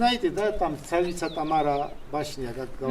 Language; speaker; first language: Russian; non-native, local second language; Svan